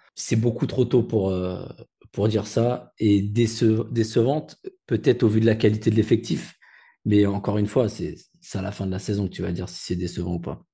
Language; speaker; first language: French; native; French